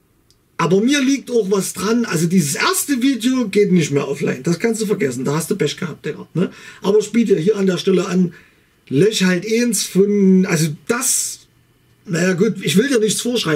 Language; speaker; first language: German; native; German